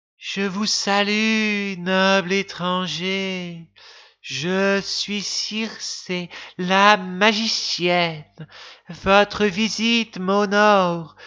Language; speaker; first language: French; native; French